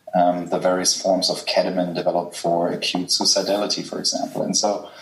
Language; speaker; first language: English; non-native, fluent; German